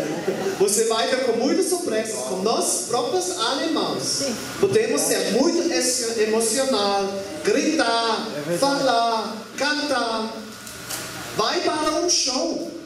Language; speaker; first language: Portuguese; non-native, learner; German